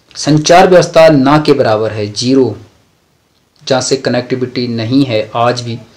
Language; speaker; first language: Hindi; native; Hindi